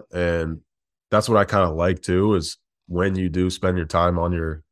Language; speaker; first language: English; native; English